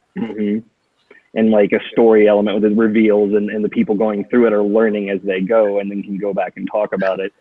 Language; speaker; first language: English; native; English